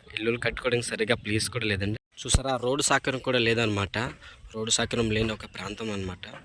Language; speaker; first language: Telugu; non-native, local second language; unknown